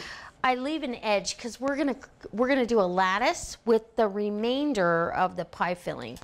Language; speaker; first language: English; native; English